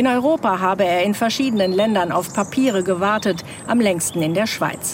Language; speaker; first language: German; native; German